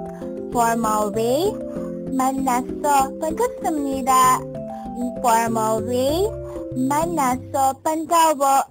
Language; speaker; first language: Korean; non-native, learner; Filipino